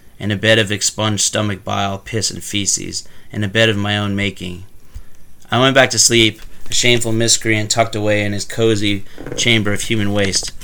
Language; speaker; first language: English; native; English